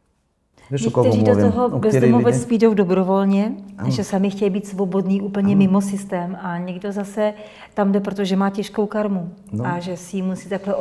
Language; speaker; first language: Czech; native; Czech